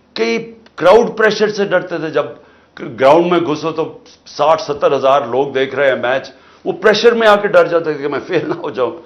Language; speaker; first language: Urdu; native; Urdu